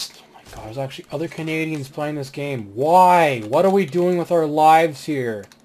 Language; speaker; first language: English; native; English